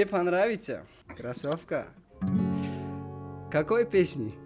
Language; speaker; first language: Russian; non-native, local second language; Tajik